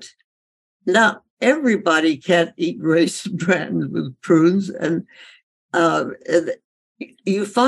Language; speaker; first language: English; native; English